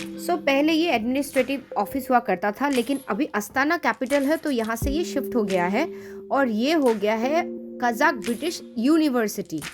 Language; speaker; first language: Hindi; non-native, local second language; Assamese